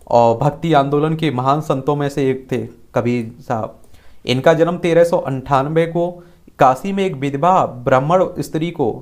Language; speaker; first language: Hindi; native; Hindi